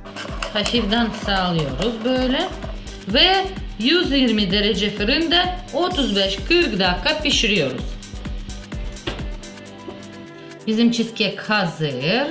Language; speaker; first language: Turkish; non-native, learner; Russian